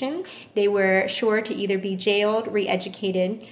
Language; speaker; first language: English; early bilingual, other home language; Vietnamese